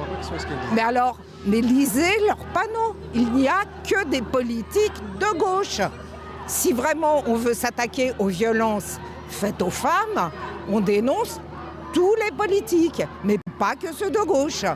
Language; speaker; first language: French; native; French